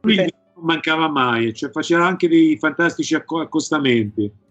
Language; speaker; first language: Italian; native; Italian